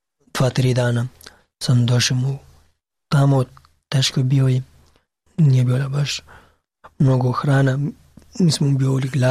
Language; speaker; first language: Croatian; non-native, learner; Pashto